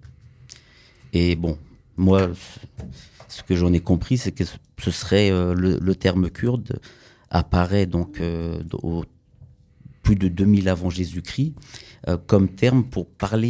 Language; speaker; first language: French; early bilingual, other home language; Kurdish